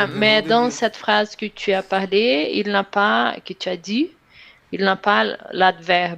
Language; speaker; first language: French; non-native, learner; Portuguese